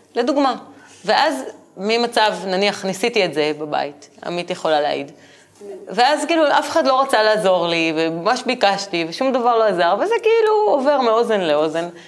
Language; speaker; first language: Hebrew; native; Hebrew